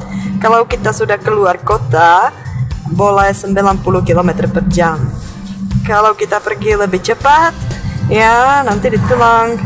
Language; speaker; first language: Indonesian; non-native, fluent; Czech